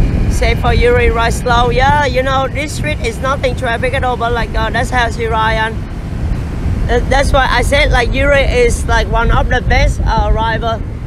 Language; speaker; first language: English; non-native, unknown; Vietnamese